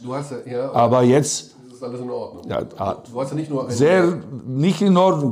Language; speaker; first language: German; non-native, learner; Serbian